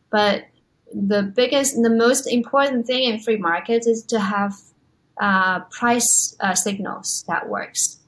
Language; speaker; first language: English; non-native, fluent; Chinese